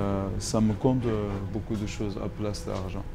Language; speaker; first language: French; non-native, learner; Kurdish